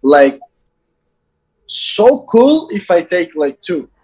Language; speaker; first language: English; non-native, learner; Azerbaijani